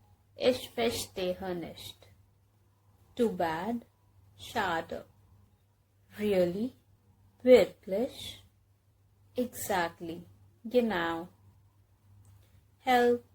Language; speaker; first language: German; non-native, learner; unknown